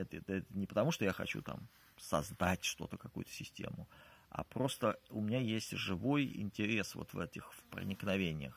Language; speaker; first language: Russian; native; Russian